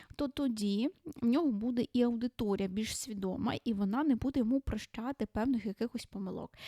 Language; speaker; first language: Ukrainian; non-native, local second language; Russian